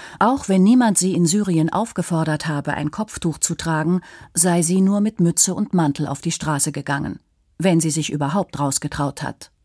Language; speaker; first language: German; native; German